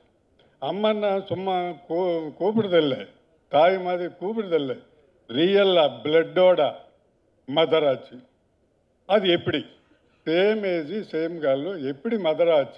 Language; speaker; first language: Tamil; non-native, learner; Telugu